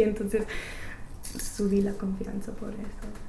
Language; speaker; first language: Spanish; non-native, learner; English